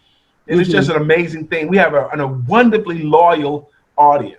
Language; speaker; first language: English; native; English